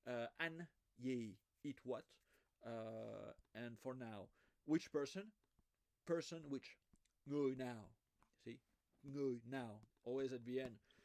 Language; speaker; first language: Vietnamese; non-native, fluent; French